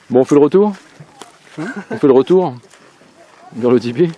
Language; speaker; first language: French; native; French